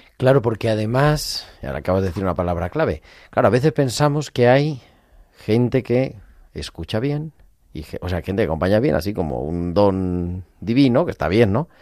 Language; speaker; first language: Spanish; native; Spanish